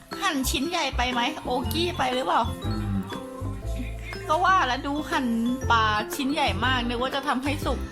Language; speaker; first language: Thai; native; Thai